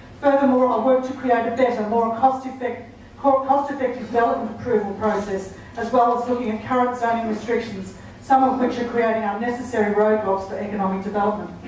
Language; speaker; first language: English; native; English